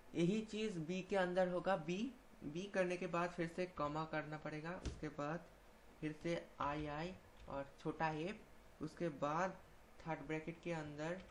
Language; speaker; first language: Hindi; non-native, local second language; Bangla